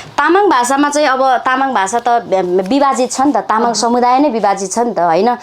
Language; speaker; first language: Nepali; non-native, local second language; Eastern Tamang